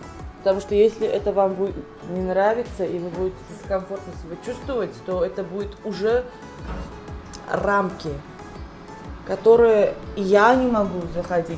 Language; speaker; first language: Russian; non-native, local second language; Uzbek